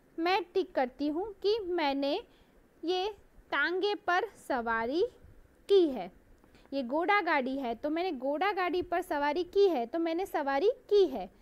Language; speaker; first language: Hindi; non-native, local second language; Gujarati